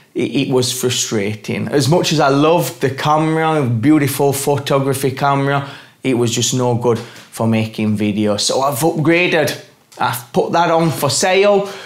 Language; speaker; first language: English; native; English